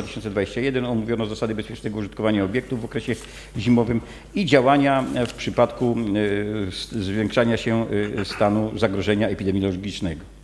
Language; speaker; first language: Polish; native; Polish